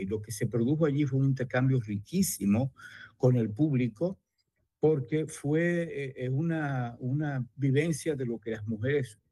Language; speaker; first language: Spanish; native; Spanish